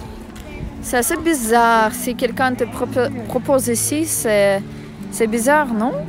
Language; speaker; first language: French; non-native, fluent; Russian